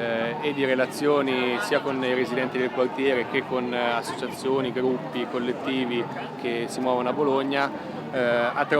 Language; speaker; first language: Italian; native; Italian